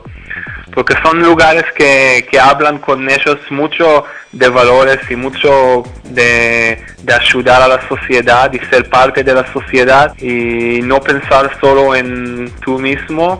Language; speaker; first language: Spanish; non-native, fluent; Hebrew